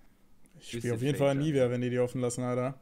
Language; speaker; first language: German; native; German